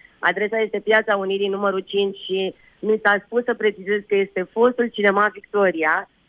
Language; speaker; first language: Romanian; native; Romanian